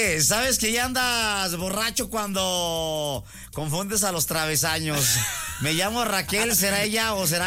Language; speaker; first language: Spanish; native; Spanish